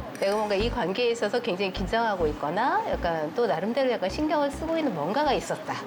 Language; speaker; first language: Korean; native; Korean